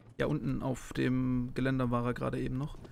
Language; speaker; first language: German; native; German